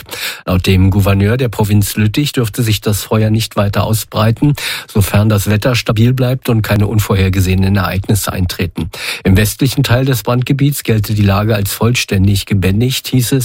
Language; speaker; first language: German; native; German